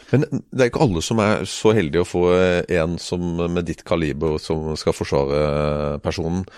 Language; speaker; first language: Norwegian; native; Norwegian